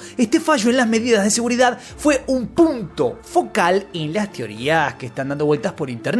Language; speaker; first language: Spanish; native; Spanish